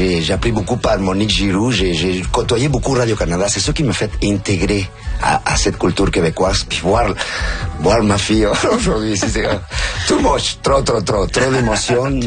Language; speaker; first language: French; non-native, fluent; Spanish